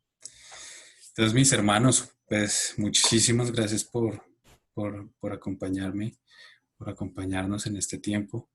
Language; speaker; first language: Spanish; native; Spanish